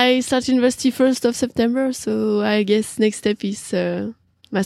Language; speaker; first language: English; non-native, fluent; French